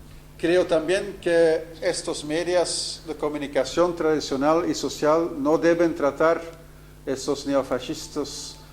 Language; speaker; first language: Spanish; non-native, fluent; Dutch